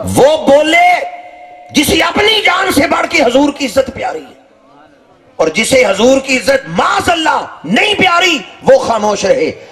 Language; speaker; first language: Urdu; non-native, local second language; Punjabi